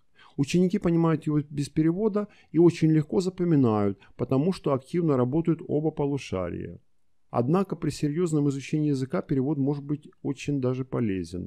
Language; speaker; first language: Russian; native; Russian